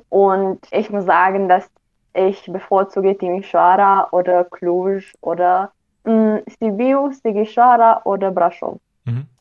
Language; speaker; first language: German; non-native, fluent; Romanian